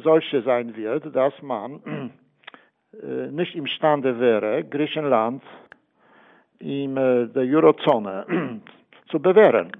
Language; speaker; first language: German; non-native, fluent; Polish